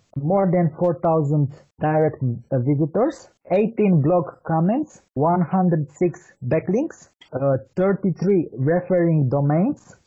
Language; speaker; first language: English; non-native, fluent; Romanian